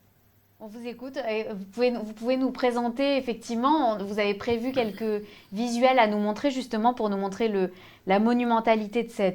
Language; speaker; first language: French; native; French